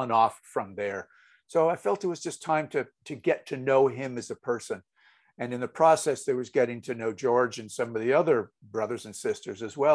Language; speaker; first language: English; native; English